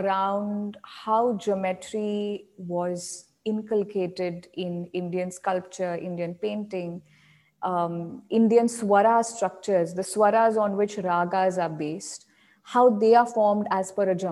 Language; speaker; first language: English; non-native, local second language; Marathi